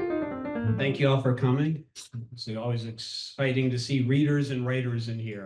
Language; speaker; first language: English; native; English